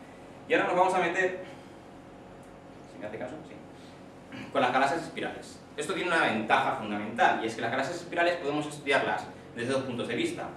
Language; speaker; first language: Spanish; native; Spanish